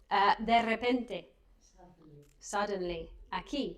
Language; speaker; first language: Spanish; non-native, fluent; English